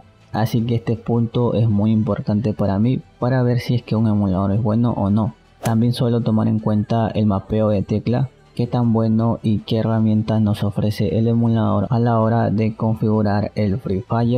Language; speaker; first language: Spanish; native; Spanish